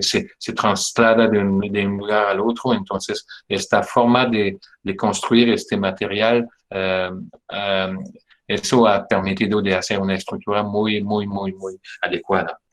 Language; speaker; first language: Spanish; non-native, fluent; French